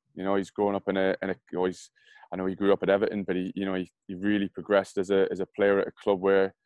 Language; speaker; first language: English; native; English